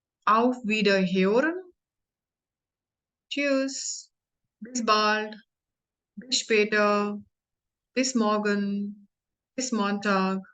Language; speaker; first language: German; non-native, learner; Hindi